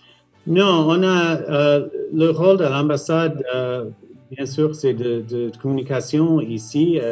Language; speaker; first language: French; non-native, fluent; English